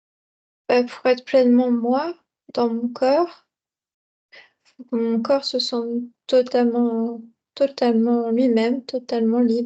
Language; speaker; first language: French; native; French